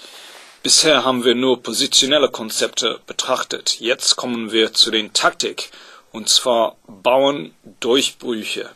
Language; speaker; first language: German; non-native, fluent; English